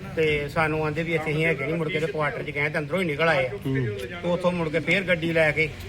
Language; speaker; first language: Punjabi; native; Punjabi